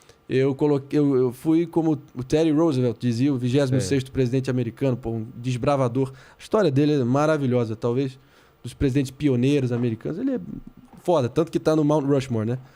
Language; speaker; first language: Portuguese; native; Portuguese